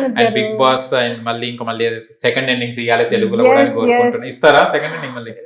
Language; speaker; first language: Telugu; native; Telugu